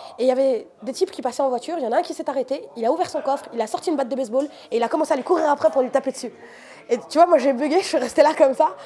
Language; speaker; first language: French; native; French